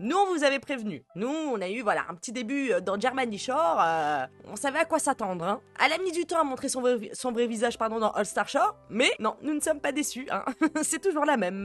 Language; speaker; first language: French; native; French